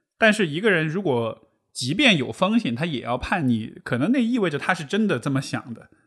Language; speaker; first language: Chinese; native; Chinese